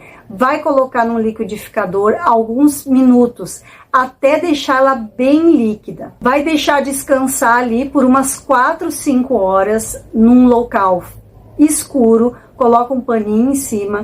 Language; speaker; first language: Portuguese; native; Portuguese